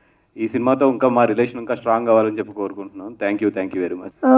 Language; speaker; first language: Telugu; native; Telugu